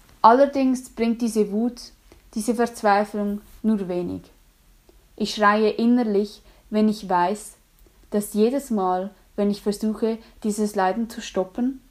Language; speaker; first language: German; native; German